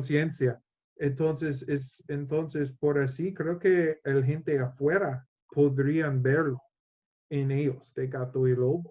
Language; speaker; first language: Spanish; non-native, learner; English